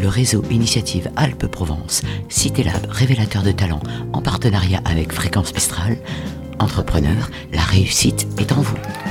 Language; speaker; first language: French; native; French